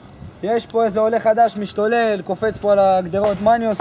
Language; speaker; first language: Hebrew; native; Hebrew